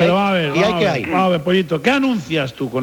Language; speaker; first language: Spanish; native; Spanish